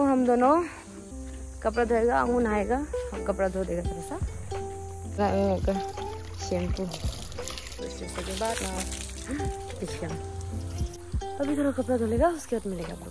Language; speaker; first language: Hindi; non-native, local second language; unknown